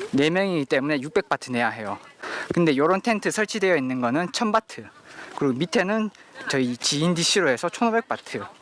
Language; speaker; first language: Korean; native; Korean